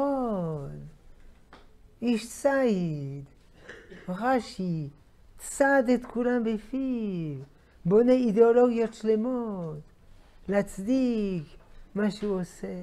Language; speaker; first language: Hebrew; non-native, fluent; French